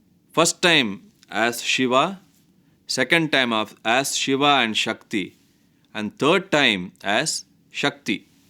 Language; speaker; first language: English; non-native, local second language; Tamil